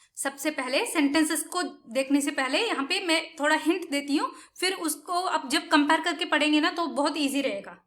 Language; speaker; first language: Hindi; non-native, local second language; Tamil